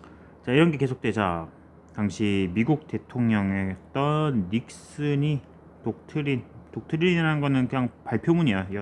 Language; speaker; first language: Korean; native; Korean